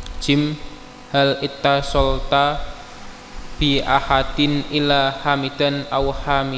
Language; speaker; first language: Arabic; non-native, learner; Indonesian